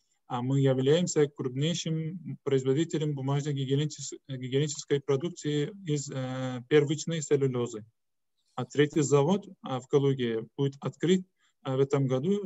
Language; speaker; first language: Russian; non-native, fluent; Turkish